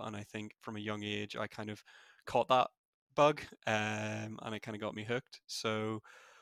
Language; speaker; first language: English; native; English